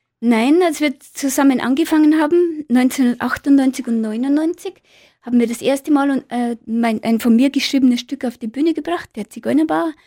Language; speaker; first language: German; native; German